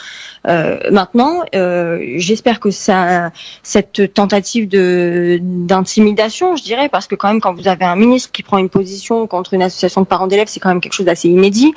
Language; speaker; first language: French; early bilingual, heritage; French